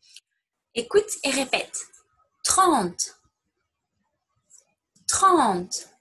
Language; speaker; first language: French; non-native, fluent; English